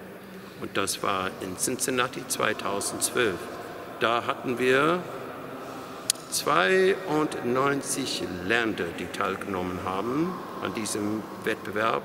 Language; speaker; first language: German; non-native, fluent; English